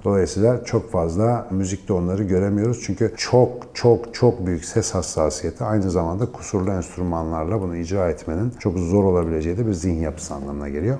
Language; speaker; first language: Turkish; native; Turkish